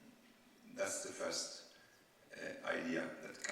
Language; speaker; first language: English; non-native, learner; Italian